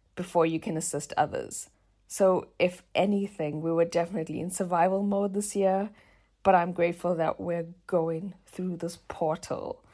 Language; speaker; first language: English; native; English